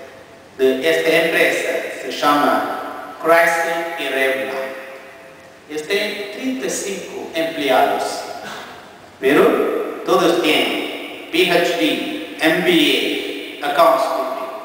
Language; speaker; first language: Spanish; non-native, fluent; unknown